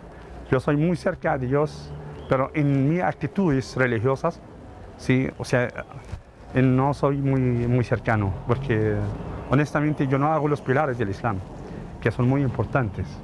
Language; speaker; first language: Spanish; non-native, fluent; Arabic